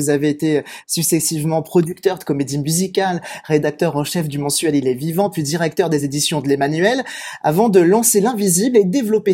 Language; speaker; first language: French; native; French